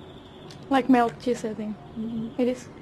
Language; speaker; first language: English; non-native, learner; Indonesian